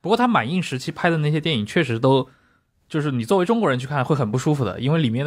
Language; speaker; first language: Chinese; native; Chinese